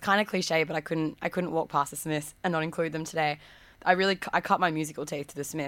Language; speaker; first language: English; native; English